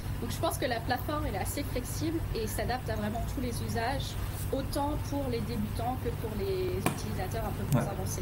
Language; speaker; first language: French; non-native, fluent; Vietnamese